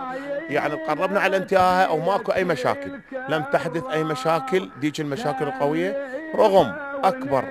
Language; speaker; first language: Arabic; native; Arabic